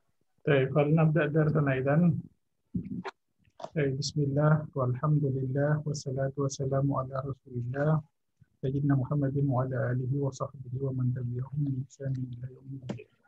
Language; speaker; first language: Arabic; non-native, fluent; Indonesian